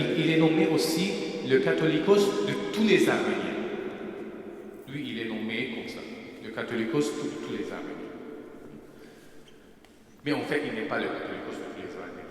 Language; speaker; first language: French; non-native, fluent; Armenian